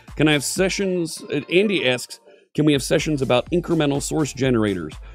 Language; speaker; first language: English; native; English